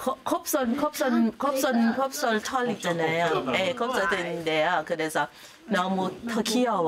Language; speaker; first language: Korean; non-native, fluent; Thai